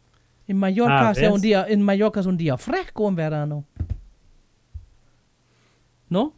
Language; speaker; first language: Spanish; non-native, fluent; German